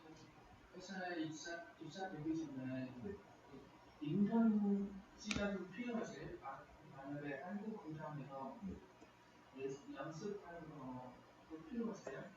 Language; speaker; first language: Korean; non-native, fluent; Vietnamese